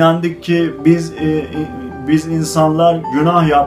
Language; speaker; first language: Turkish; non-native, learner; Azerbaijani